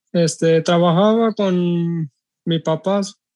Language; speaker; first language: Spanish; non-native, learner; Urdu